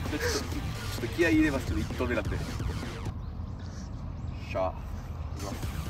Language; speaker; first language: Japanese; native; Japanese